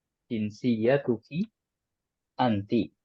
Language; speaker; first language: Arabic; non-native, fluent; Indonesian